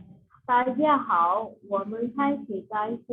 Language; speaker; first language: Chinese; non-native, learner; Indonesian